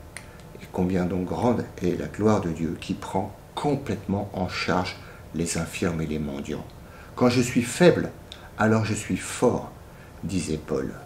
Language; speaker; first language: French; native; French